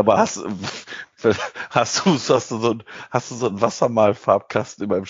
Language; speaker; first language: German; native; German